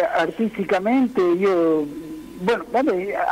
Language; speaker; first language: Italian; non-native, fluent; Spanish